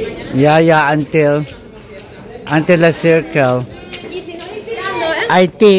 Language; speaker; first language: English; non-native, learner; Filipino